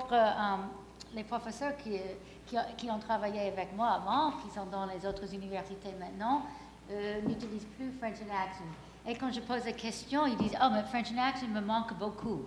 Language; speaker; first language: French; non-native, fluent; English